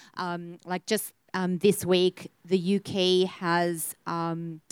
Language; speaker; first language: English; native; English